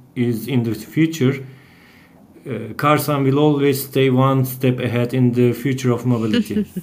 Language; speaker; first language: English; non-native, fluent; Turkish